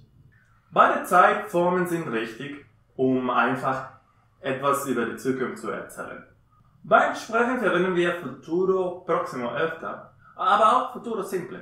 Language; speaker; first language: German; non-native, fluent; Spanish